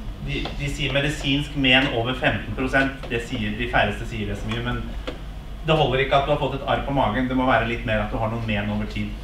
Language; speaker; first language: Norwegian; native; Norwegian